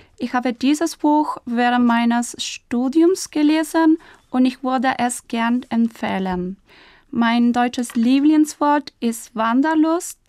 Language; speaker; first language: German; non-native, fluent; Spanish